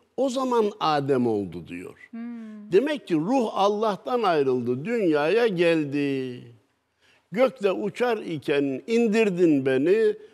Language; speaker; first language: Turkish; native; Turkish